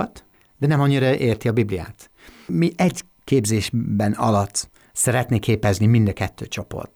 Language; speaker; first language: Hungarian; non-native, fluent; English